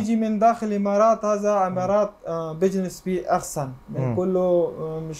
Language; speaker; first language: Arabic; non-native, learner; Urdu